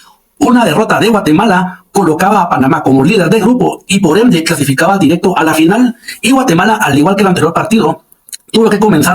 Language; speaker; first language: Spanish; native; Spanish